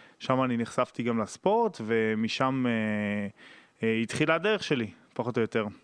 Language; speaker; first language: Hebrew; native; Hebrew